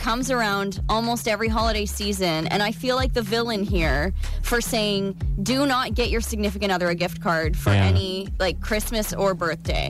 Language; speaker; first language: English; native; English